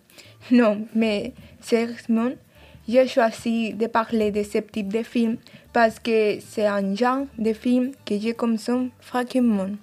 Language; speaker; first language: French; non-native, fluent; Spanish